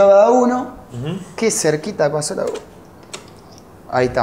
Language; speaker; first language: Spanish; native; Spanish